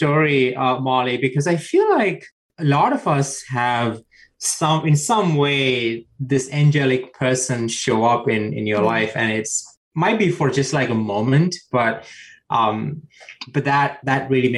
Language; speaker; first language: English; non-native, local second language; Sinhala